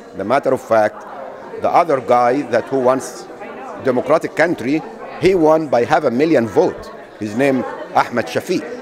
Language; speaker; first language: English; non-native, fluent; Arabic